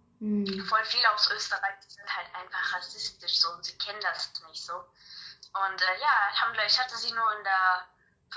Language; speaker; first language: German; early bilingual, other home language; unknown